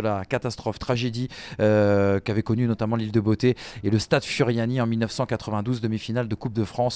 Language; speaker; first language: French; native; French